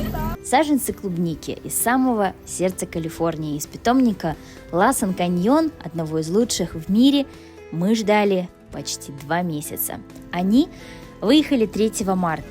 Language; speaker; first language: Russian; native; Russian